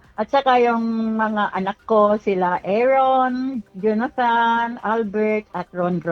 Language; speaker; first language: Filipino; non-native, local second language; Iloko